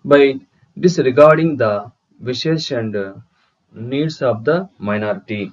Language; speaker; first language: English; non-native, local second language; Telugu